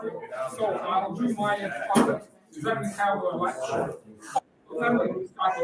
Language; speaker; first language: English; non-native, learner; Russian